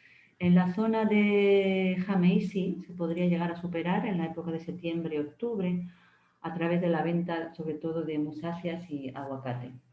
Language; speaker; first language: Spanish; native; Spanish